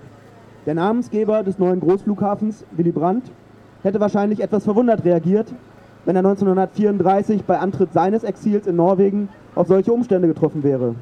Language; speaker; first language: German; native; German